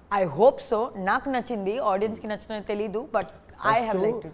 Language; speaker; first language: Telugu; non-native, learner; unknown